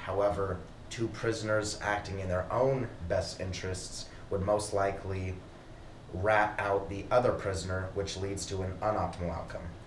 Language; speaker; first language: English; native; English